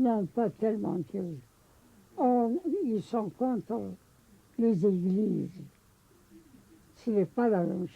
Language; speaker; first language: French; non-native, local second language; Arabic